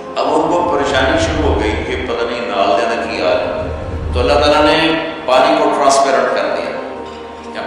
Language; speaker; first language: Urdu; non-native, local second language; Punjabi